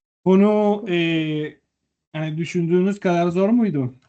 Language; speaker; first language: Turkish; non-native, fluent; Spanish